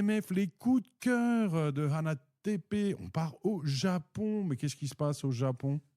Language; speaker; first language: French; native; French